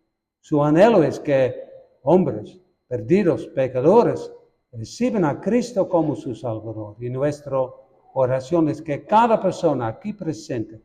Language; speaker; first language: Spanish; non-native, fluent; Dutch